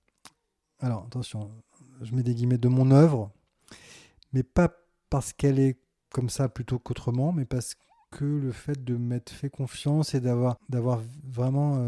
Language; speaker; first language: French; native; French